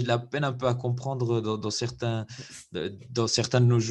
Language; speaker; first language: French; native; French